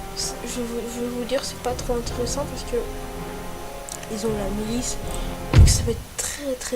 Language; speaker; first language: French; native; French